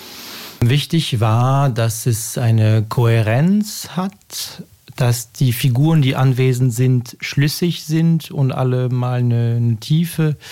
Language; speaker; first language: German; non-native, fluent; French